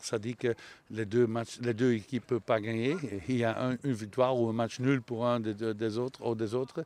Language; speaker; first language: French; non-native, local second language; Dutch